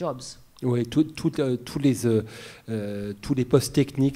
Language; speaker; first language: French; native; French